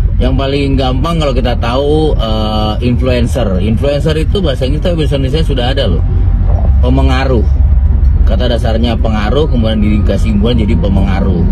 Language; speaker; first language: Indonesian; native; Indonesian